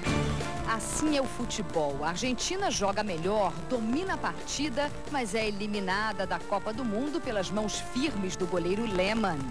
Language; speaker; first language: Portuguese; native; Portuguese